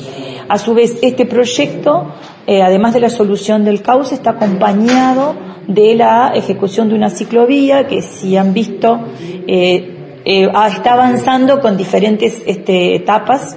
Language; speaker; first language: Spanish; native; Spanish